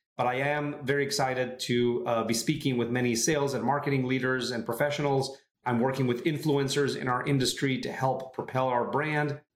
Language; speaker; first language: English; non-native, fluent; Hebrew